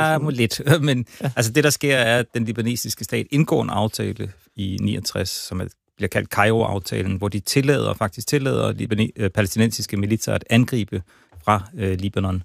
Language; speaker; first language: Danish; native; Danish